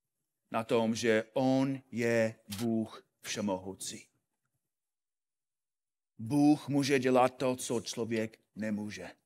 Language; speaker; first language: Czech; non-native, fluent; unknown